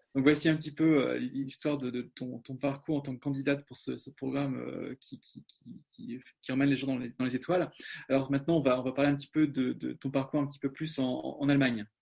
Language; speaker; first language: French; native; French